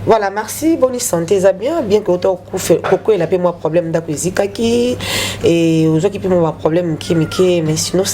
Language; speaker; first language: French; non-native, local second language; Lingala